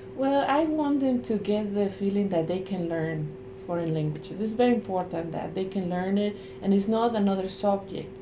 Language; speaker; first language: English; non-native, fluent; Spanish